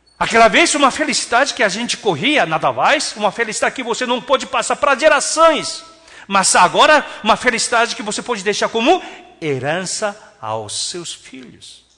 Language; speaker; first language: Portuguese; non-native, fluent; Korean